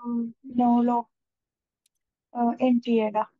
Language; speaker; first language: Finnish; non-native, learner; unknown